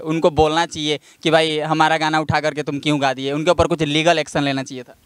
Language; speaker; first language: Hindi; non-native, local second language; Bhojpuri